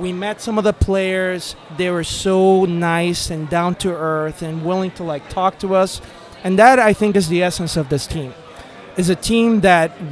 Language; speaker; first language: English; non-native, fluent; Spanish